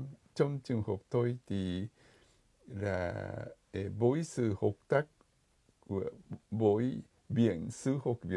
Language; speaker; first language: Vietnamese; non-native, fluent; Japanese